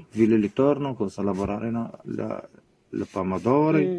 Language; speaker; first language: Italian; non-native, learner; Arabic